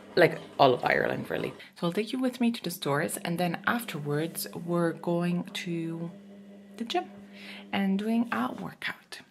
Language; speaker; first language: English; non-native, fluent; Italian